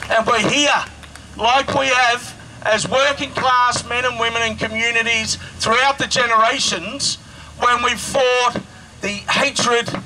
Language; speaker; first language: English; native; English